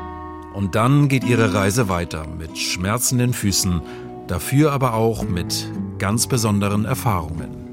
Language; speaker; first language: German; native; German